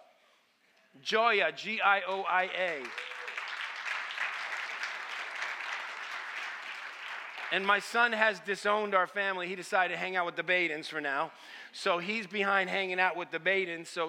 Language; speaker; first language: English; early bilingual, other home language; Italian